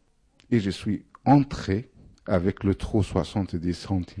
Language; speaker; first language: French; non-native, fluent; Arabic